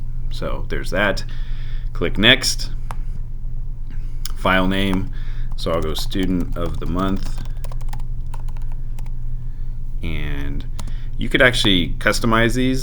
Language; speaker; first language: English; native; English